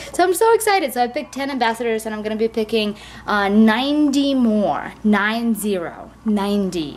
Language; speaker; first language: English; non-native, fluent; Russian